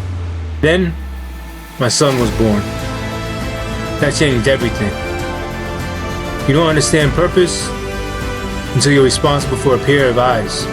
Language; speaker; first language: English; native; English